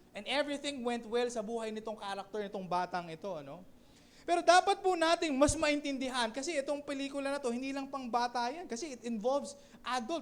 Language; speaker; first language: Filipino; native; Filipino